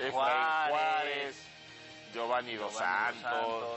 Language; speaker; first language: Spanish; native; Spanish